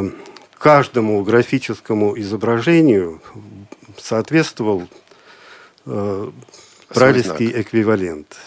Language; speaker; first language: Russian; native; Russian